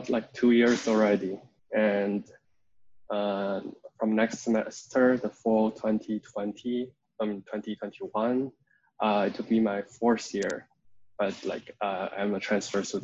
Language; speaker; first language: English; non-native, fluent; Chinese